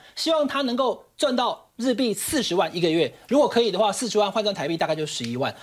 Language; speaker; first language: Chinese; native; Chinese